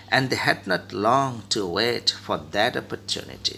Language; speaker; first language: English; non-native, local second language; Bangla